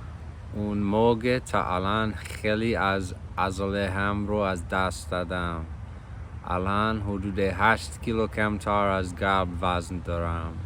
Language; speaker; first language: Persian; non-native, fluent; English